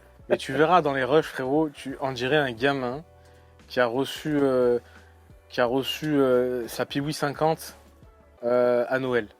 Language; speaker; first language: French; native; French